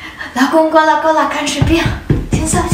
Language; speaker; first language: Chinese; non-native, learner; Russian